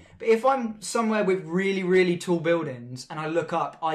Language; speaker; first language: English; native; English